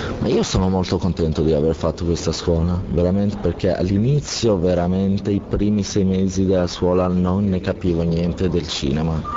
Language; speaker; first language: Italian; non-native, fluent; Albanian